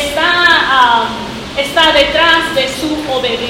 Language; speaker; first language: Spanish; non-native, learner; English